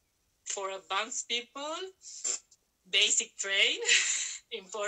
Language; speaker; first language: English; non-native, learner; Spanish